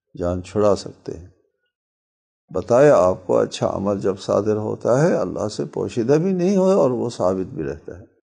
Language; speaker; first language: Urdu; non-native, local second language; Balti